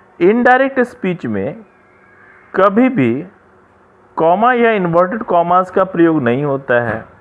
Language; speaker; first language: Hindi; native; Hindi